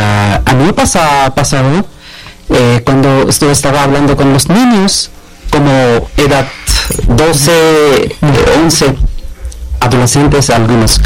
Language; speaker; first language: Spanish; non-native, learner; Bangla